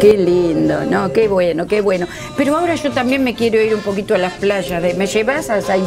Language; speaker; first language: Spanish; native; Spanish